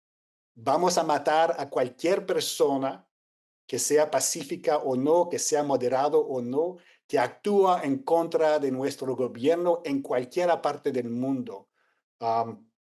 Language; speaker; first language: Spanish; non-native, fluent; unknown